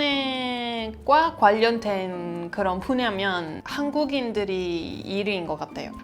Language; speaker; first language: Korean; non-native, fluent; Italian